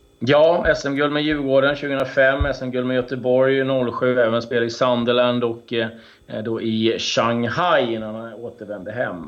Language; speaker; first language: Swedish; native; Swedish